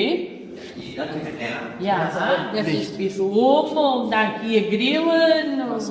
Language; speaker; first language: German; non-native, learner; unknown